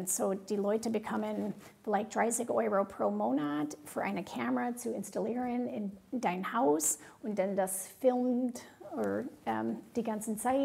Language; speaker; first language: German; non-native, fluent; English